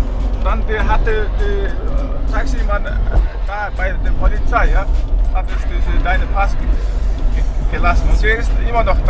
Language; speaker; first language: German; non-native, fluent; Mongolian